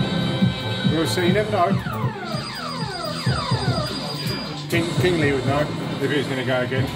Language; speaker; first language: English; native; English